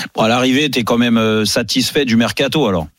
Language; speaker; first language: French; native; French